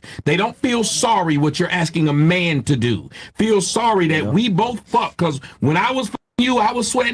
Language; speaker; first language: English; native; English